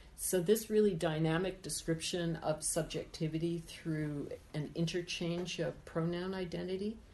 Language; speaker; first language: English; native; English